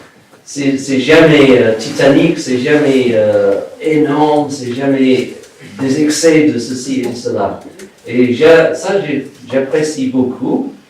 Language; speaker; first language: French; non-native, fluent; English